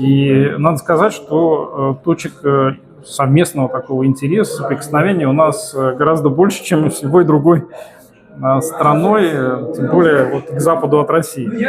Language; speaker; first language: Russian; native; Russian